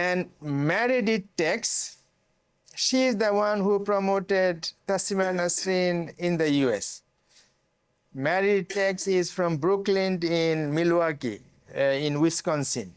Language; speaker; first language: English; non-native, local second language; Bangla